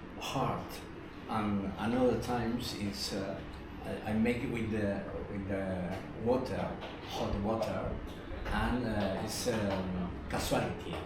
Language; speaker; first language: English; non-native, learner; Spanish